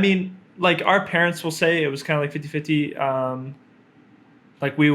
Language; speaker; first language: English; native; English